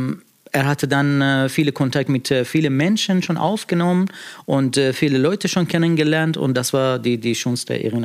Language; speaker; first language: German; non-native, fluent; Persian